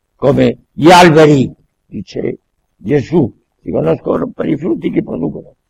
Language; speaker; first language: Italian; non-native, fluent; Spanish